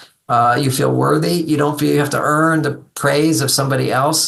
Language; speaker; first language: English; native; English